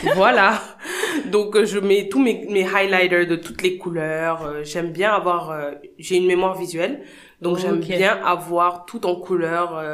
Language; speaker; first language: French; non-native, local second language; Wolof